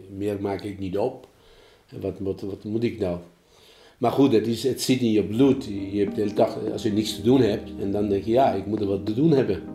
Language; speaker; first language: Dutch; non-native, fluent; Persian